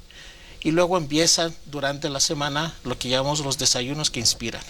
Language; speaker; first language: Spanish; non-native, fluent; Greek